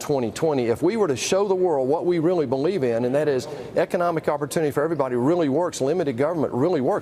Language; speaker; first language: English; native; English